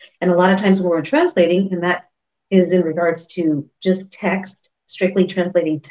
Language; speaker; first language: English; early bilingual, other home language; Spanish